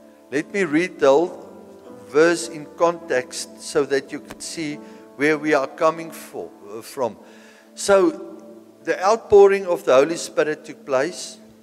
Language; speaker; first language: English; non-native, local second language; Afrikaans